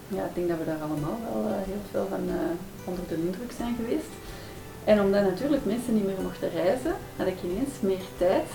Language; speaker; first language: Dutch; native; Dutch